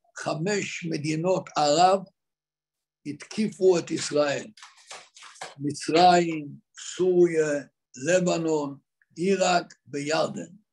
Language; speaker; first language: Hebrew; native; Hebrew